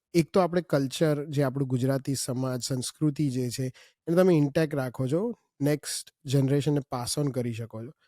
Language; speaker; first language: Gujarati; early bilingual, heritage; Gujarati